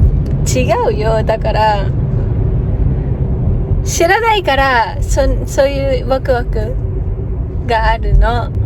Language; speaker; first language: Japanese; non-native, fluent; Filipino